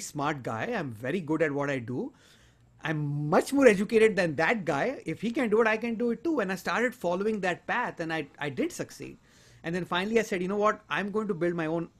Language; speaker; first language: English; non-native, local second language; Hindi